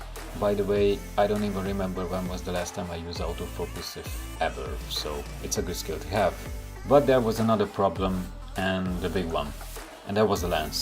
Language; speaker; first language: English; non-native, fluent; Hungarian